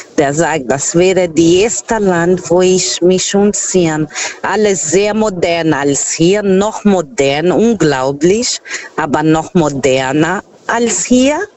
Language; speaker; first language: German; non-native, fluent; Portuguese